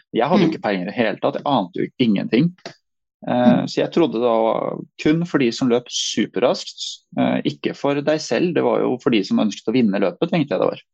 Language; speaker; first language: Norwegian; native; Norwegian